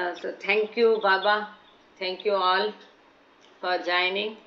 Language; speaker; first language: Hindi; non-native, local second language; Marathi